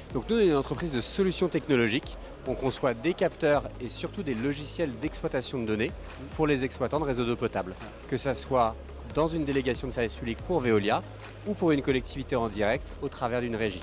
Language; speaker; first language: French; native; French